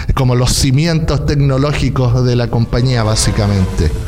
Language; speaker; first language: Spanish; native; Spanish